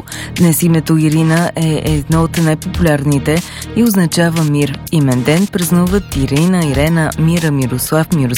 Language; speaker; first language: Bulgarian; native; Bulgarian